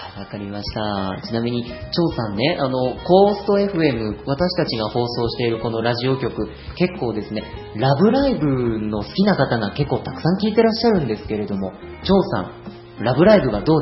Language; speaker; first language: Japanese; native; Japanese